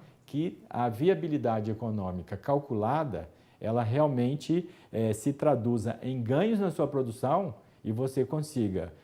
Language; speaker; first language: Portuguese; native; Portuguese